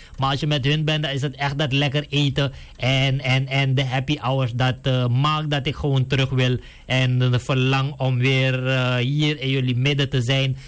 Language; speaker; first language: Dutch; native; Dutch